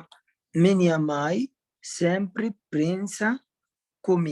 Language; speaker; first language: Portuguese; non-native, learner; Arabic